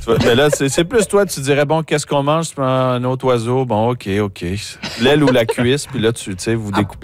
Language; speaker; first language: French; native; French